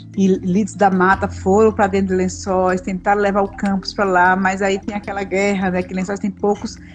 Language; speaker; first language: Portuguese; native; Portuguese